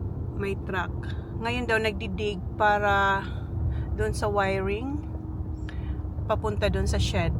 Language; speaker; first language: Filipino; native; Filipino